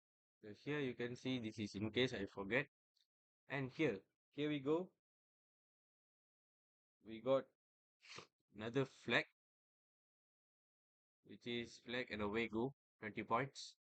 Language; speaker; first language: English; non-native, local second language; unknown